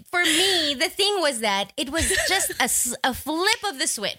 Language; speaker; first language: English; non-native, local second language; Filipino